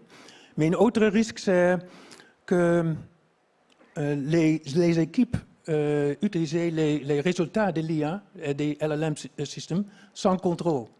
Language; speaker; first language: French; non-native, fluent; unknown